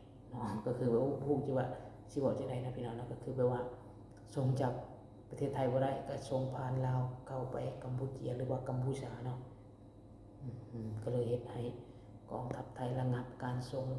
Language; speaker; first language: Thai; non-native, local second language; Lao